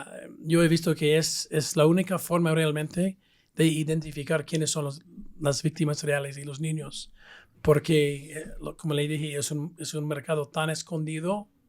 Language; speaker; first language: Spanish; non-native, fluent; English